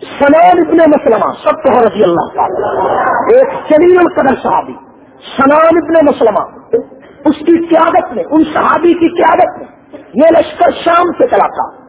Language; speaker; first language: Urdu; non-native, local second language; Punjabi